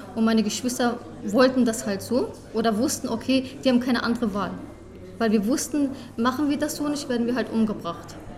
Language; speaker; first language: German; early bilingual, other home language; Kurdish